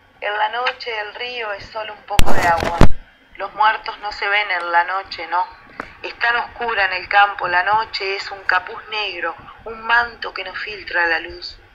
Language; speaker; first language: Spanish; native; Spanish